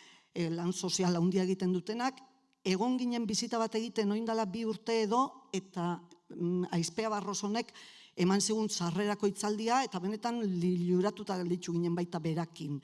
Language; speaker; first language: Basque; native; Basque